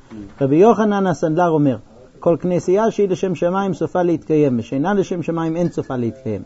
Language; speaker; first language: Hebrew; native; Hebrew